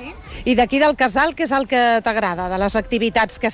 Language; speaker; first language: Catalan; native; Catalan